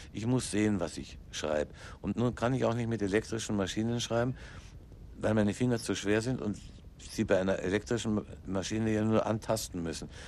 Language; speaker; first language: German; non-native, local second language; English